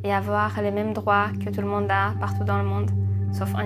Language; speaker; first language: French; non-native, fluent; Persian